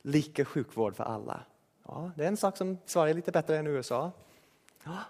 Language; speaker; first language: Swedish; non-native, fluent; English